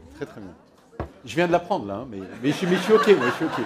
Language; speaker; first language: French; native; French